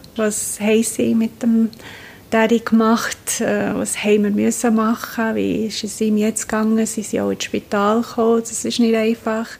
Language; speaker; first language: German; non-native, fluent; English